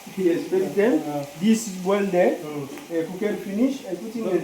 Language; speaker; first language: English; non-native, learner; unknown